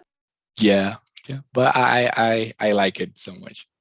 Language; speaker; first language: English; non-native, learner; Portuguese